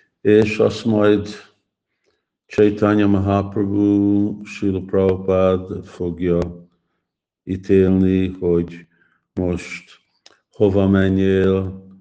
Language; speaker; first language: Hungarian; early bilingual, heritage; Hungarian